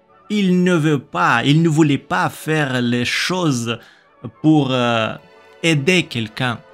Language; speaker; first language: French; non-native, learner; Russian